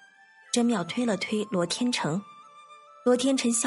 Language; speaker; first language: Chinese; native; Chinese